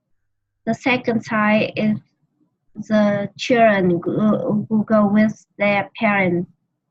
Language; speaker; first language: English; non-native, learner; Vietnamese